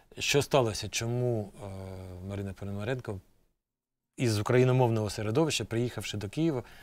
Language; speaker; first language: Ukrainian; native; Ukrainian